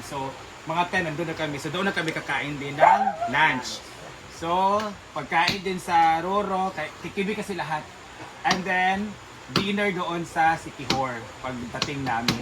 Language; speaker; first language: Filipino; non-native, local second language; Cebuano